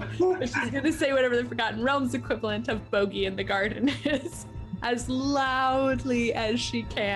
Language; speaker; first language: English; native; English